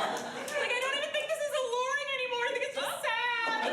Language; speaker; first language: English; native; English